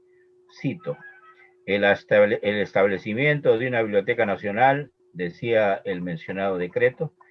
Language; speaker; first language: Spanish; native; Spanish